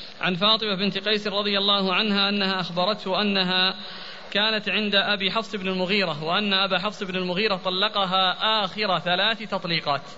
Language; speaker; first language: Arabic; native; Arabic